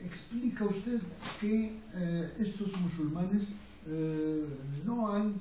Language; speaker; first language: Spanish; non-native, fluent; Arabic